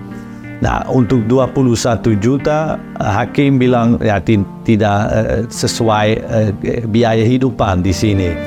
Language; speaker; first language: Indonesian; non-native, learner; Dutch